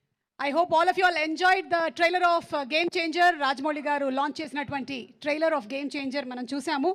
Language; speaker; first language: Telugu; native; Telugu